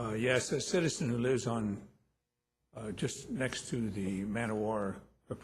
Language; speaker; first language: English; native; English